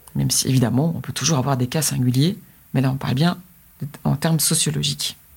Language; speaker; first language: French; native; French